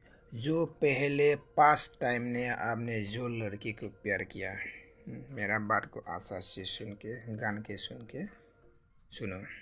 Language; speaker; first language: Hindi; non-native, local second language; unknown